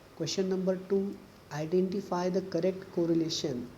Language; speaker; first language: English; non-native, local second language; Marathi